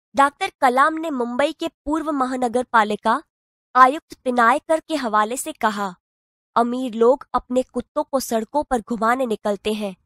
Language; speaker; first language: Hindi; non-native, local second language; Gujarati